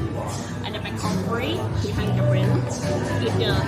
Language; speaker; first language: English; non-native, learner; Thai